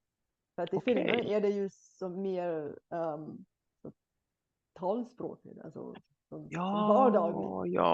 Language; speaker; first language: Swedish; non-native, fluent; Bulgarian